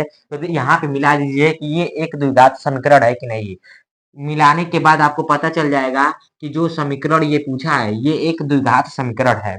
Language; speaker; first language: Hindi; native; Hindi